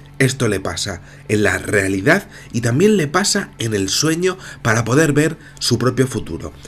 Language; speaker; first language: Spanish; native; Spanish